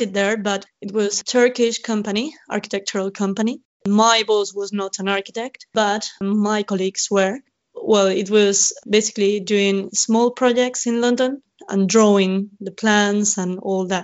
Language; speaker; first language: English; non-native, fluent; Spanish